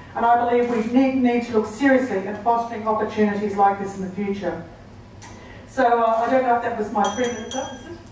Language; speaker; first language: English; native; English